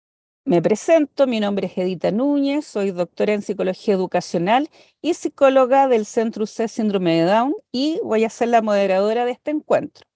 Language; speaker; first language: Spanish; native; Spanish